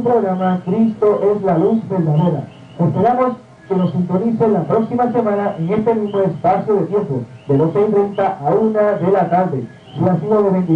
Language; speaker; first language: Spanish; native; Spanish